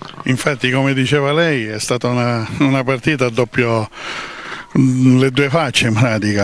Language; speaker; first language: Italian; native; Italian